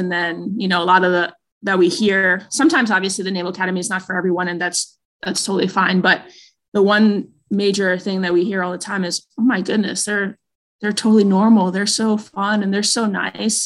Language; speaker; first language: English; native; English